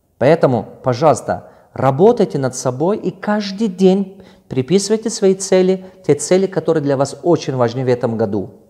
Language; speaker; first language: Russian; non-native, local second language; Tajik